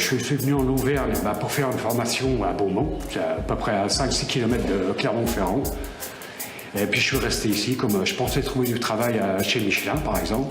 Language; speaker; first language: French; native; French